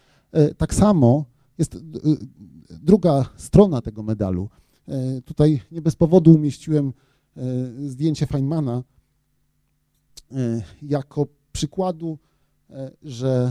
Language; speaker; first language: Polish; native; Polish